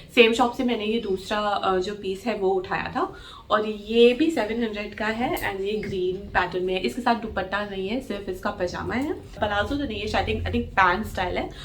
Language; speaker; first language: Hindi; native; Hindi